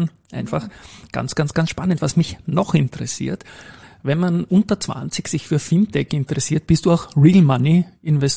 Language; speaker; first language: German; native; German